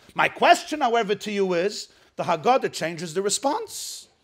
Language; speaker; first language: English; native; English